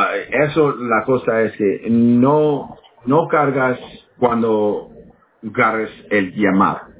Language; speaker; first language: Spanish; non-native, learner; English